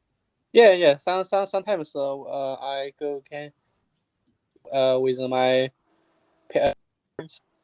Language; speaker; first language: English; non-native, learner; Chinese